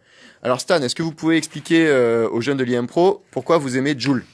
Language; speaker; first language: French; native; French